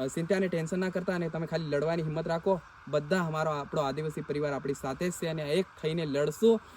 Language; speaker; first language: Gujarati; non-native, local second language; Bhili